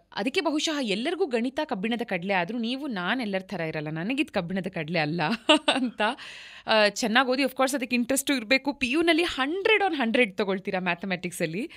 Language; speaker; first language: Kannada; native; Kannada